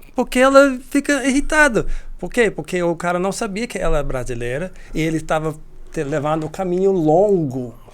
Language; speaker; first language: Portuguese; non-native, fluent; English